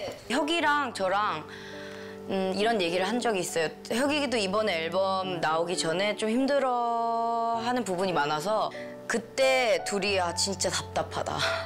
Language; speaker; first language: Korean; native; Korean